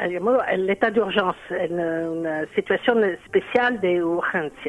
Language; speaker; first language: Spanish; non-native, learner; French